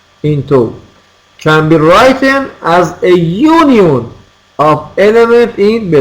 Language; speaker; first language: English; non-native, fluent; Persian